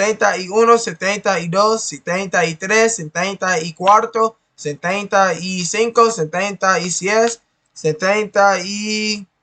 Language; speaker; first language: Spanish; non-native, learner; English